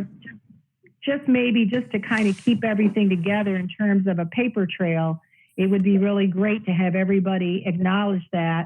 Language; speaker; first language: English; native; English